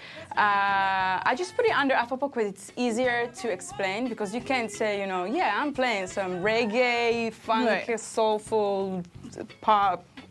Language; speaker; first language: English; non-native, fluent; Hebrew